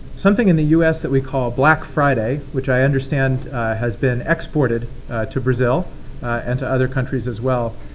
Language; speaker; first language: English; native; English